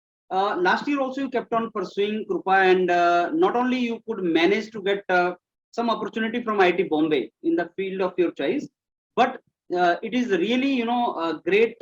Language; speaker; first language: English; non-native, local second language; Hindi